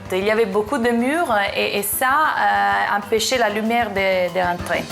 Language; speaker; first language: French; non-native, fluent; Italian